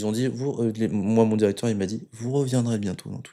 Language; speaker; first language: French; native; French